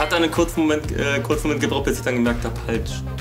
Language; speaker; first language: German; native; German